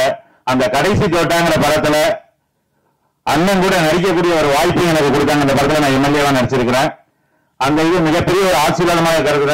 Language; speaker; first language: Tamil; native; Tamil